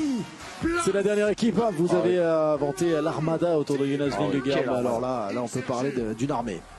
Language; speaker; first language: French; native; French